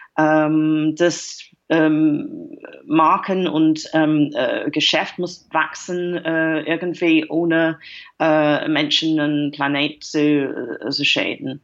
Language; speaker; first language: German; non-native, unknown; English